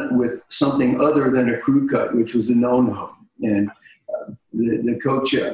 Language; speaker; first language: English; native; English